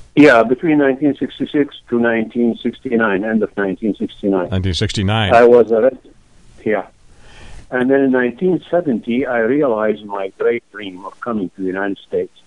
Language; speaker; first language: English; non-native, fluent; Arabic